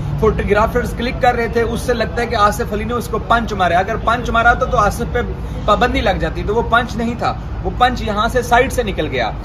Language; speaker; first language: Urdu; native; Urdu